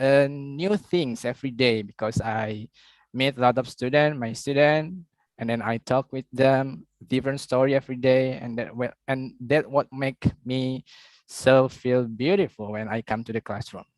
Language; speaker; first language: English; non-native, learner; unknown